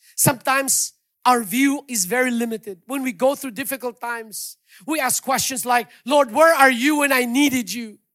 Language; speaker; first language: English; non-native, local second language; Hiligaynon